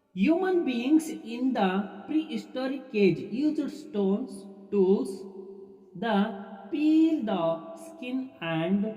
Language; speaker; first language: English; non-native, local second language; Kannada